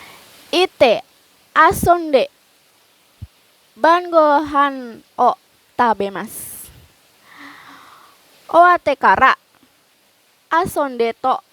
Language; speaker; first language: Japanese; non-native, learner; Indonesian